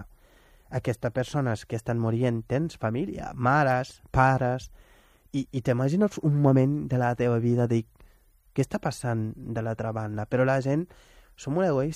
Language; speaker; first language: Catalan; non-native, fluent; Wolof